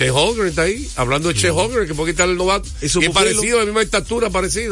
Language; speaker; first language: Spanish; native; Spanish